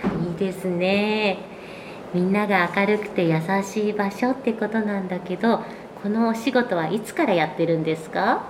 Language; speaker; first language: Japanese; native; Japanese